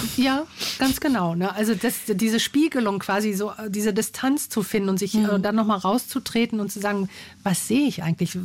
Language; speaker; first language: German; native; German